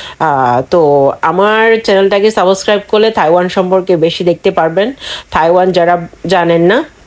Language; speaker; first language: Chinese; non-native, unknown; Bangla